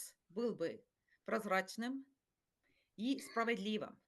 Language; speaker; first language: Russian; non-native, fluent; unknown